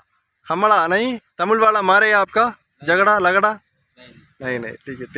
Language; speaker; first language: Hindi; non-native, local second language; Tamil